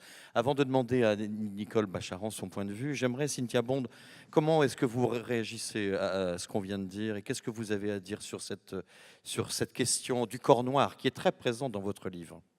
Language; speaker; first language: French; native; French